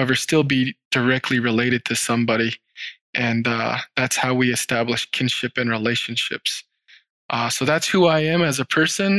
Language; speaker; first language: English; early bilingual, other home language; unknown